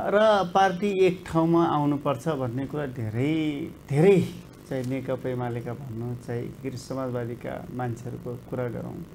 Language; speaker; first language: Nepali; non-native, local second language; Rana Tharu